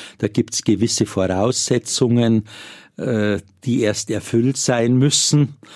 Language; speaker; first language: German; native; German